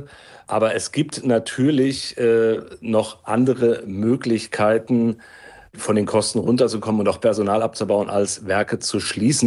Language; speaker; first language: German; native; German